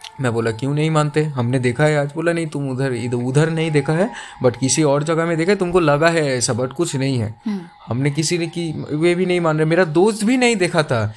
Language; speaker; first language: Hindi; non-native, local second language; Bangla